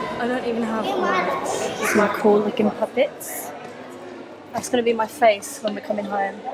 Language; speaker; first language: English; native; English